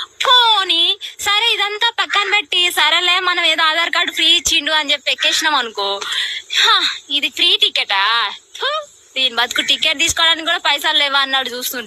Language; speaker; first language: Telugu; native; Telugu